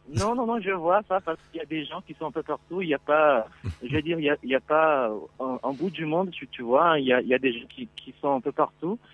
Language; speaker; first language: French; non-native, fluent; Portuguese